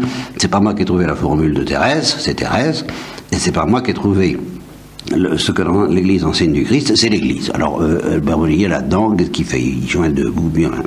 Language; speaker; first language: French; native; French